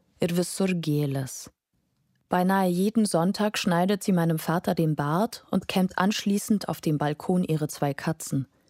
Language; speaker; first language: German; non-native, fluent; Lithuanian